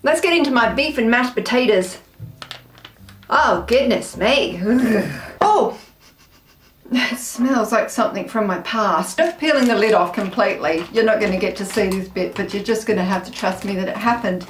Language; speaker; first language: English; native; English